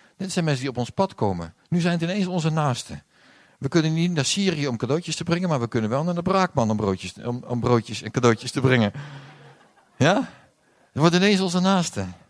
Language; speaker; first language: Dutch; native; Dutch